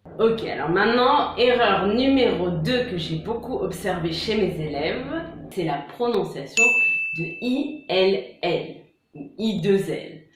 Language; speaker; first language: French; native; French